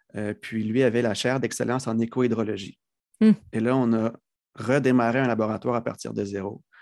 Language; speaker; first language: French; native; French